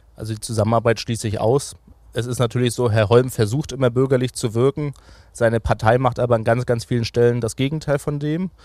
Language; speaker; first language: German; native; German